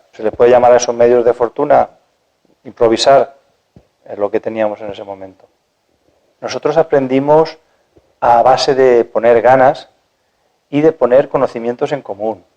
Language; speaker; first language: Spanish; native; Spanish